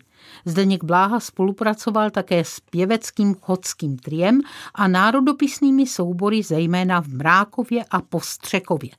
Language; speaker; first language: Czech; native; Czech